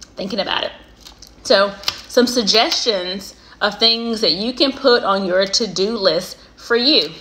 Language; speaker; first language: English; native; English